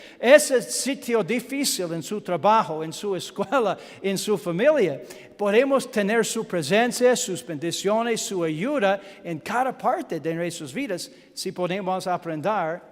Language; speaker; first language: Spanish; non-native, learner; English